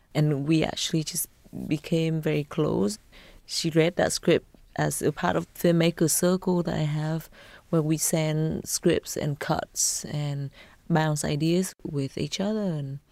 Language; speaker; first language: English; non-native, fluent; Vietnamese